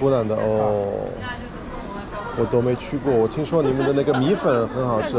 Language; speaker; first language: Chinese; non-native, fluent; English